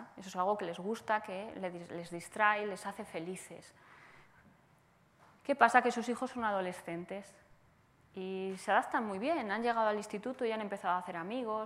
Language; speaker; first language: Spanish; native; Spanish